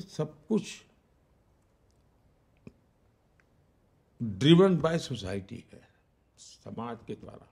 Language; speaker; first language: Hindi; non-native, local second language; Gujarati